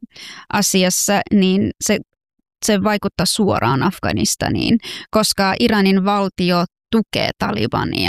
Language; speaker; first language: Finnish; early bilingual, other home language; Persian